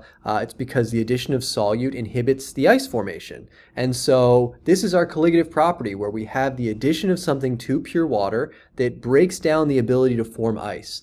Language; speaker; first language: English; native; English